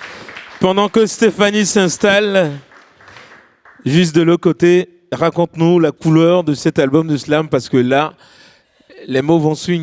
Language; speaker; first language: French; native; French